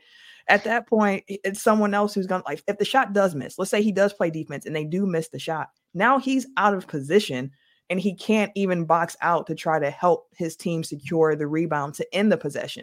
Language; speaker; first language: English; native; English